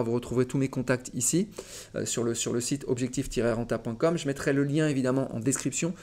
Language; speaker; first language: French; native; French